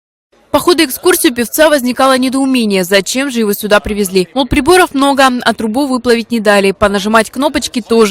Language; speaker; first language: Russian; native; Russian